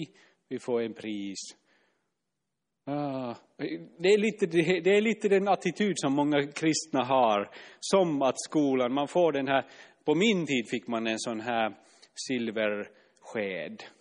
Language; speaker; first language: Swedish; non-native, fluent; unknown